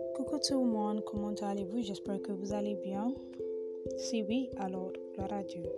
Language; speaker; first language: French; non-native, fluent; Yoruba